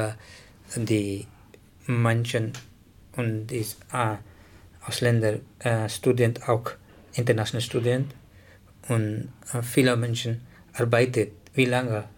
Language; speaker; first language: German; non-native, learner; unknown